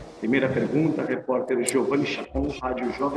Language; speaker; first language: Portuguese; native; Portuguese